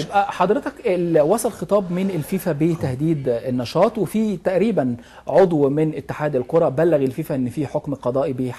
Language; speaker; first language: Arabic; native; Arabic